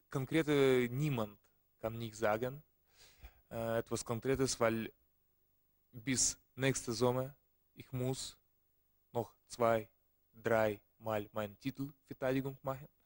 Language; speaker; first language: German; non-native, learner; Russian